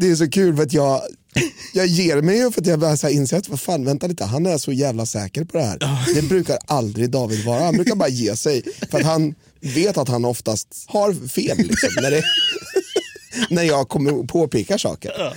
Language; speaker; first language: Swedish; native; Swedish